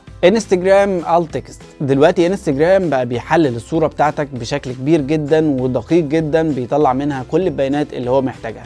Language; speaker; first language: Arabic; native; Arabic